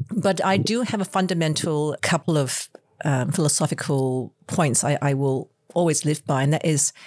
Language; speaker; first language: English; non-native, local second language; Cantonese